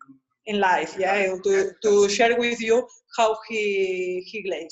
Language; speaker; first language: English; non-native, learner; Spanish